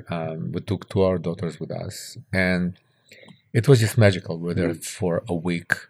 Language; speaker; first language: English; early bilingual, other home language; Russian